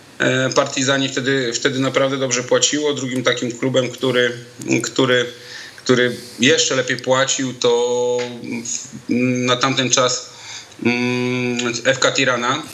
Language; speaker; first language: Polish; native; Polish